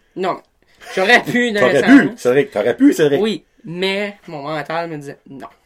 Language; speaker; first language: French; native; French